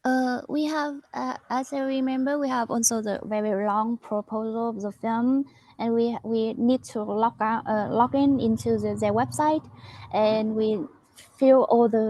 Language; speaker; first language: English; non-native, learner; Vietnamese